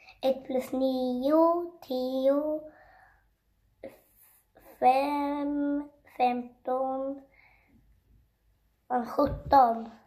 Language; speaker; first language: Swedish; early bilingual, other home language; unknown